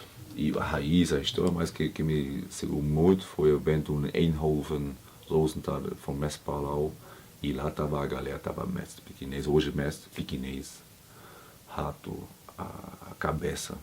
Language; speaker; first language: Portuguese; non-native, learner; German